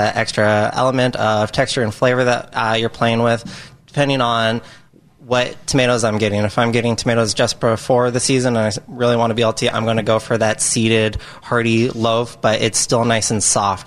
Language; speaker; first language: English; native; English